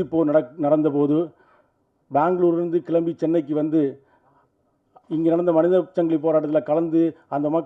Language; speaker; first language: Tamil; native; Tamil